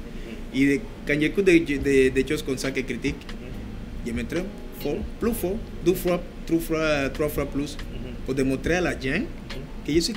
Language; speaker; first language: French; non-native, learner; Spanish